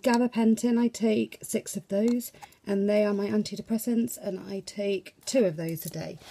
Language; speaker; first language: English; native; English